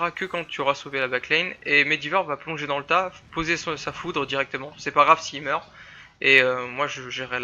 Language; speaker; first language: French; native; French